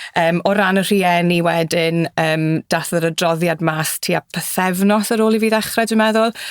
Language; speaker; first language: Welsh; native; Welsh